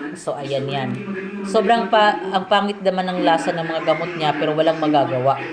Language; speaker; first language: Filipino; non-native, local second language; Cebuano